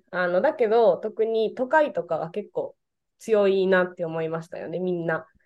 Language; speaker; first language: Japanese; non-native, fluent; Spanish